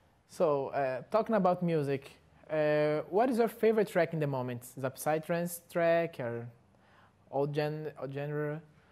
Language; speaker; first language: English; non-native, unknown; Portuguese